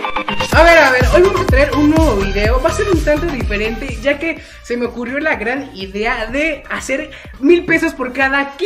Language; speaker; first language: Spanish; native; Spanish